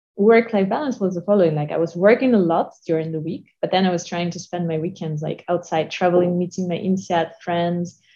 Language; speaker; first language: English; non-native, fluent; Russian